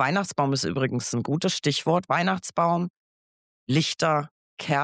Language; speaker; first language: German; native; German